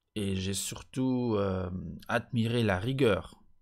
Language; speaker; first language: French; non-native, fluent; Luxembourgish